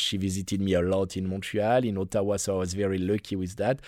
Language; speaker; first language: English; non-native, fluent; French